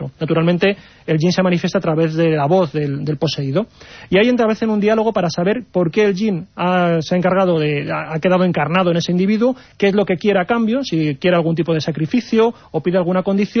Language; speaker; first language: Spanish; native; Spanish